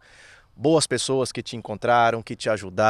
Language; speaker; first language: Portuguese; native; Portuguese